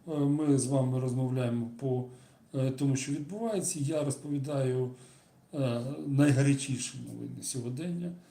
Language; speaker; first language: Ukrainian; non-native, local second language; Russian